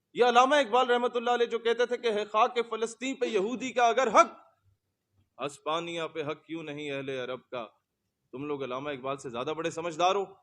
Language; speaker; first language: Urdu; non-native, local second language; Punjabi